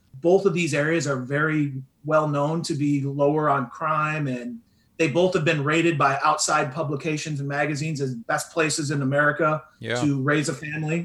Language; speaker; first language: English; native; English